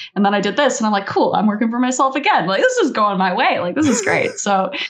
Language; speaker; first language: English; native; English